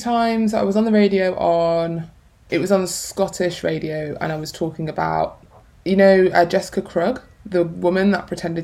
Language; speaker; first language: English; native; English